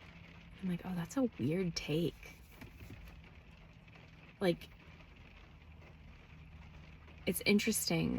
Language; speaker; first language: English; native; English